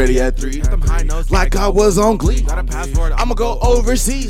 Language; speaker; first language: English; native; English